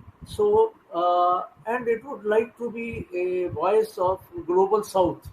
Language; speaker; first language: English; non-native, local second language; Hindi